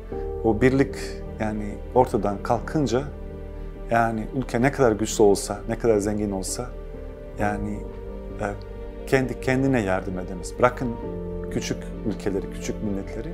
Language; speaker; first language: Turkish; non-native, fluent; Bosnian